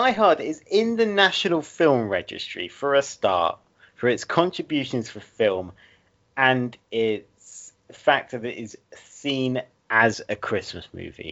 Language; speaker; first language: English; native; English